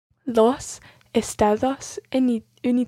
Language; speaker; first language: Spanish; non-native, learner; English